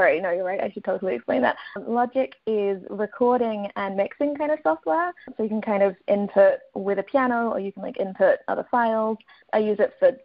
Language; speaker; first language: English; native; English